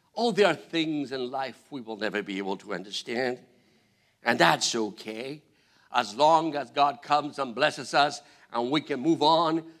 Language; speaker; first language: English; non-native, fluent; Spanish